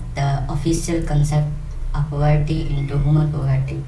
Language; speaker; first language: English; non-native, local second language; Hindi